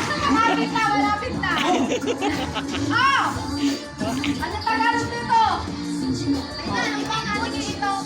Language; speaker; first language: Filipino; non-native, local second language; Cebuano